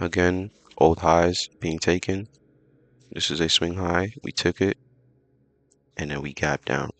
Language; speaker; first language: English; native; English